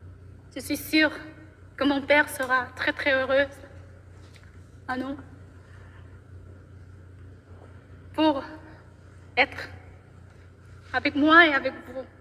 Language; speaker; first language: French; non-native, learner; Korean